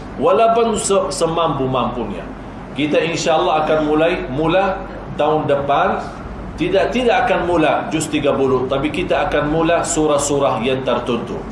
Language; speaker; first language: Malay; non-native, fluent; Arabic